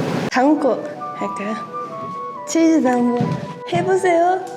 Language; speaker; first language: Korean; non-native, fluent; Japanese